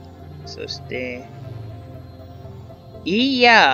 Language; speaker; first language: Japanese; non-native, learner; English